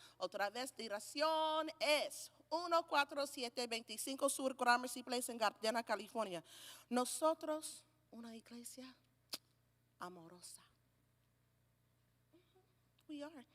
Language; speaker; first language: Spanish; non-native, learner; English